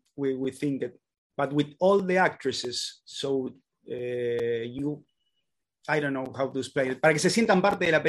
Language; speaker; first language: English; non-native, learner; Spanish